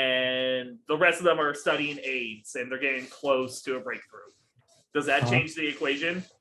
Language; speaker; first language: English; native; English